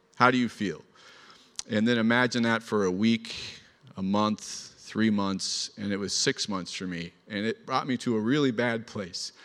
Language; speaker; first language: English; native; English